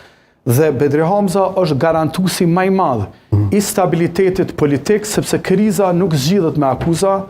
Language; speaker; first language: Albanian; native; Albanian